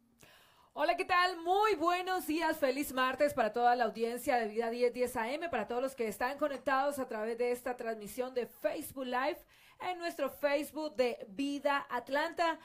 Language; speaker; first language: Spanish; native; Spanish